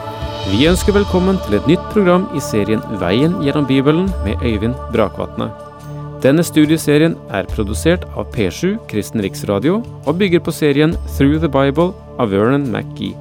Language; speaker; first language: Norwegian; native; Norwegian